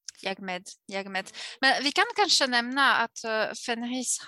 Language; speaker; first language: Swedish; non-native, fluent; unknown